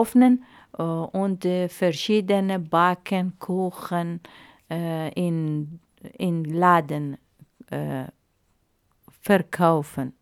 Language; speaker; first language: German; non-native, learner; Arabic